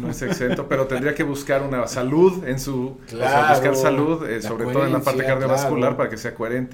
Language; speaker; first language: Spanish; native; Spanish